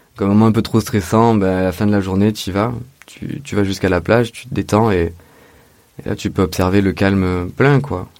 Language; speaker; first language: French; native; French